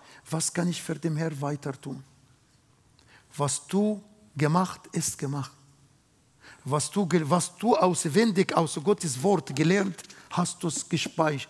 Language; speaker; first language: German; non-native, fluent; Arabic